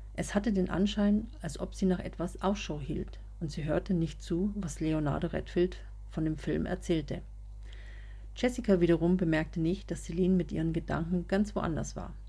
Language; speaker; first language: German; native; German